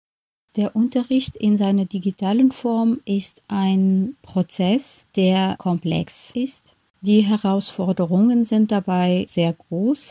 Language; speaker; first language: German; non-native, fluent; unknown